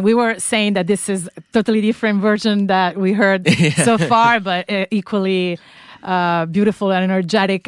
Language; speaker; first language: English; non-native, fluent; Italian